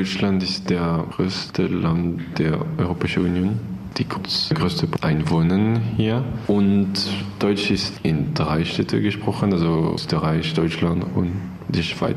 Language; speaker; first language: German; non-native, fluent; French